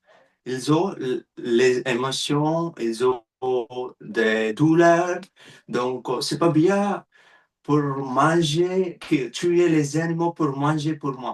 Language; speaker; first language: French; non-native, learner; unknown